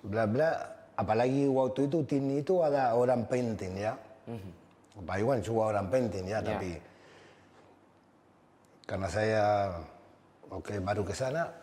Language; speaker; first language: Indonesian; non-native, fluent; Spanish